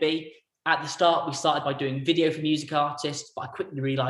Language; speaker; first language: English; native; English